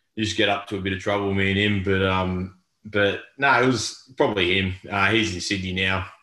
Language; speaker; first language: English; native; English